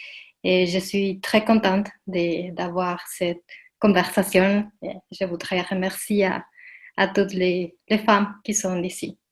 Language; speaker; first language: French; non-native, fluent; Spanish